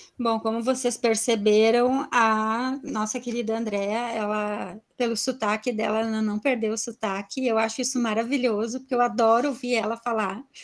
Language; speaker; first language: Portuguese; native; Portuguese